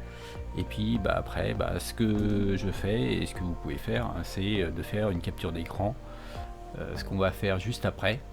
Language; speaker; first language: French; native; French